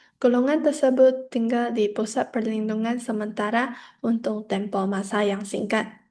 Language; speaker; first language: Malay; non-native, local second language; Chinese